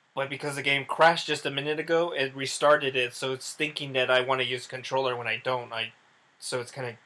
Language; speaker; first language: English; native; English